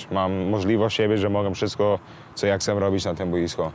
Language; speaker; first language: Polish; early bilingual, heritage; English